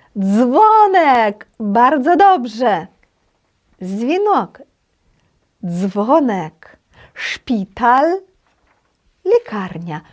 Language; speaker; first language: Polish; non-native, fluent; Ukrainian